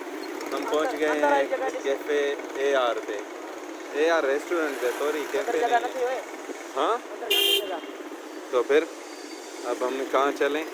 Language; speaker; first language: Hindi; non-native, local second language; Sindhi